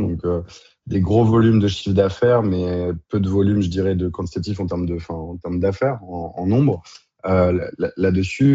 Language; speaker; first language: French; native; French